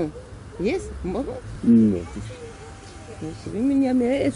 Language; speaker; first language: German; non-native, learner; Turkish